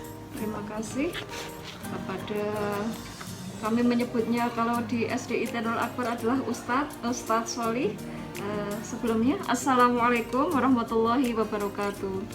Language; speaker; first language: Indonesian; native; Indonesian